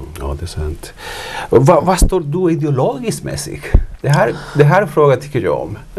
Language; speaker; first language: Swedish; non-native, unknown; Spanish